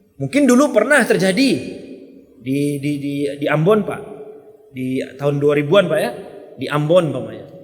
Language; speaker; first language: Malay; non-native, local second language; Minangkabau